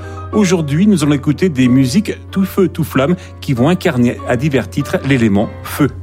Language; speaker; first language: French; native; French